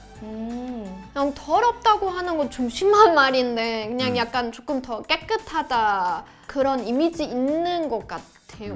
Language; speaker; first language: Korean; non-native, fluent; German